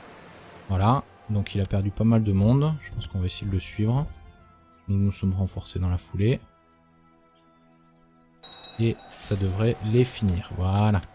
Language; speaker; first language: French; native; French